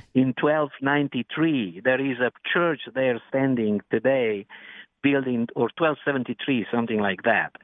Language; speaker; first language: English; non-native, fluent; Romanian